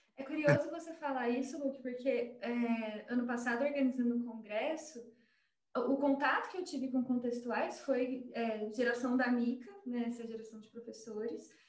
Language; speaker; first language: Portuguese; native; Portuguese